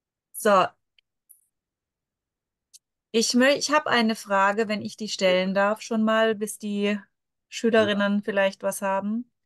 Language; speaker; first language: German; native; German